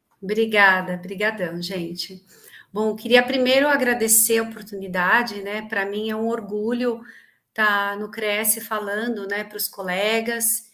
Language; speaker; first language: Portuguese; native; Portuguese